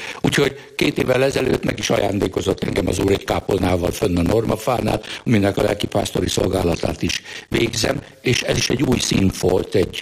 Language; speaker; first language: Hungarian; native; Hungarian